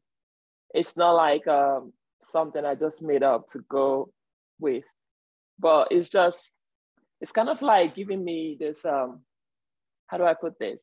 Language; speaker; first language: English; non-native, local second language; Igbo